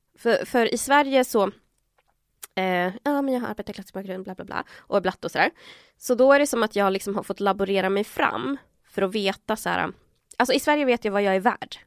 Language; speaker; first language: Swedish; early bilingual, other home language; Spanish